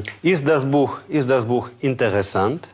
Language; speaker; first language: German; non-native, fluent; Russian